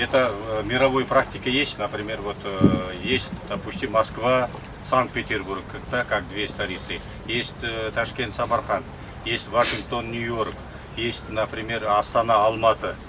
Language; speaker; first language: Russian; non-native, local second language; Kazakh